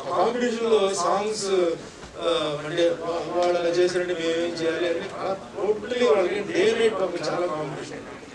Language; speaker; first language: Telugu; non-native, fluent; Tulu